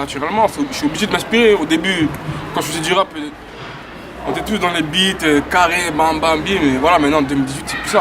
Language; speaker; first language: French; native; French